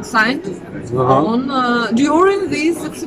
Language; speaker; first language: English; non-native, learner; Russian